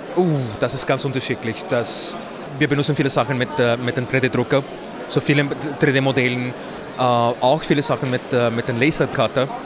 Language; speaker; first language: German; non-native, learner; Spanish